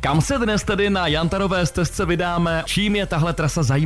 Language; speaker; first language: Czech; native; Czech